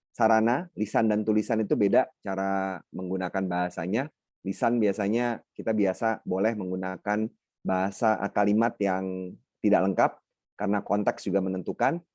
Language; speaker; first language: Indonesian; non-native, local second language; Minangkabau